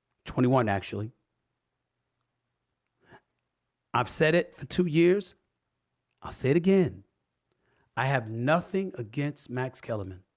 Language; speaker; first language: English; native; English